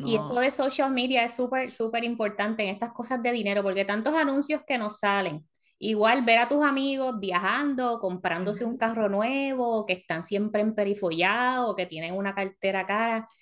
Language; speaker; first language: Spanish; early bilingual, heritage; Spanish